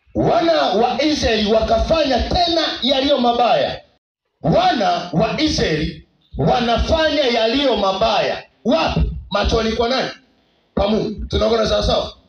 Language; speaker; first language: Swahili; native; Swahili